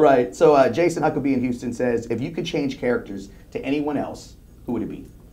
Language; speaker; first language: English; native; English